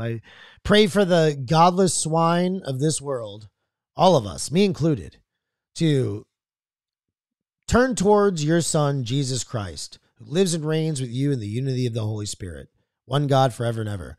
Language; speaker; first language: English; native; English